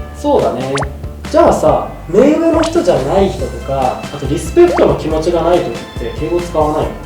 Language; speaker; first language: Japanese; native; Japanese